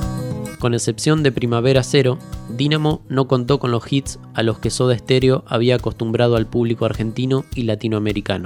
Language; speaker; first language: Spanish; native; Spanish